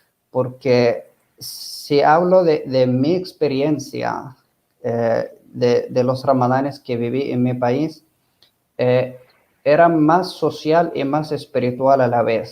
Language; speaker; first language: Spanish; non-native, fluent; Arabic